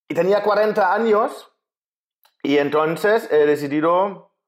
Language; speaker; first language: Spanish; non-native, fluent; German